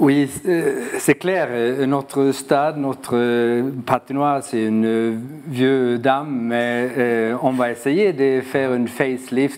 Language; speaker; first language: French; non-native, learner; Swedish